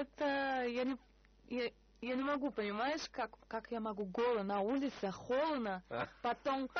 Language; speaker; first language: Russian; non-native, learner; Portuguese